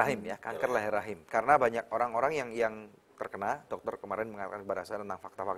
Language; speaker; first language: Indonesian; native; Indonesian